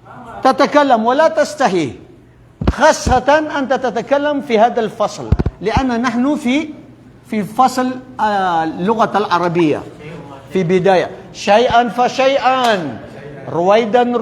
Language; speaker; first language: Arabic; non-native, fluent; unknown